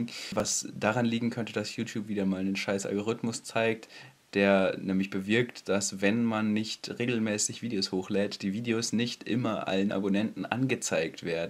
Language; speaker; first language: German; native; German